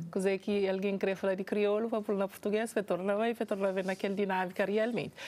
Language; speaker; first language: Portuguese; non-native, local second language; Kabuverdianu